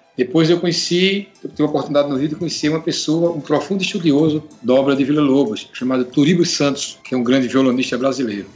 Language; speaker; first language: Portuguese; native; Portuguese